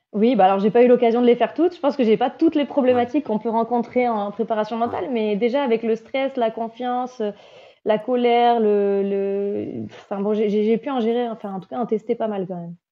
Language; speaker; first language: French; native; French